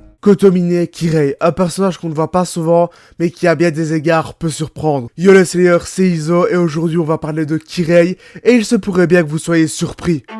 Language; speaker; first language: French; native; French